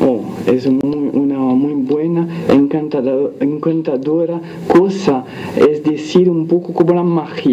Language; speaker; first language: Spanish; non-native, learner; French